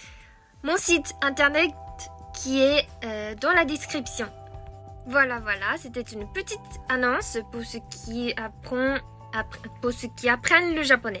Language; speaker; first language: French; non-native, fluent; Japanese